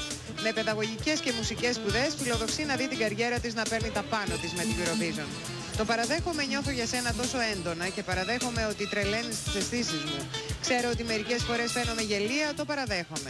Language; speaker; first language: Greek; native; Greek